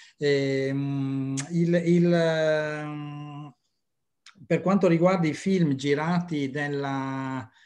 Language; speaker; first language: Italian; native; Italian